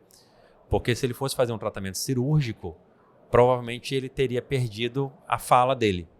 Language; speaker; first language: Portuguese; native; Portuguese